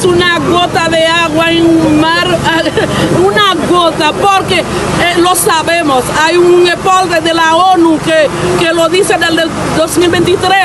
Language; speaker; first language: Spanish; non-native, fluent; Haitian Creole